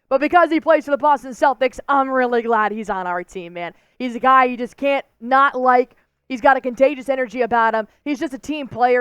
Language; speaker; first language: English; native; English